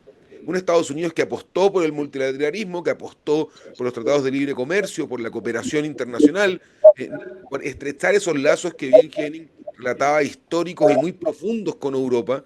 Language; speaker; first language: Spanish; native; Spanish